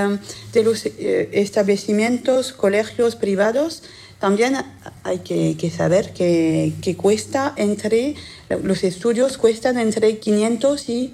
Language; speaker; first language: Spanish; non-native, fluent; French